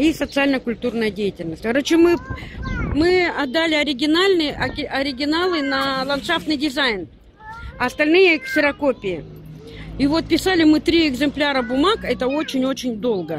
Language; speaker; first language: Russian; native; Russian